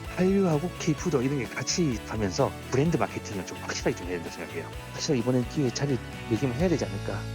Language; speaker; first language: Korean; native; Korean